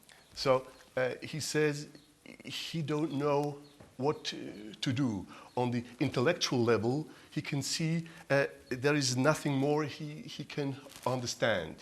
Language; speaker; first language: English; non-native, fluent; German